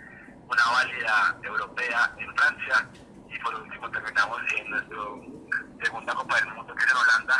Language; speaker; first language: Spanish; native; Spanish